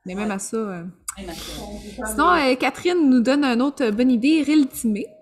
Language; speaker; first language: French; native; French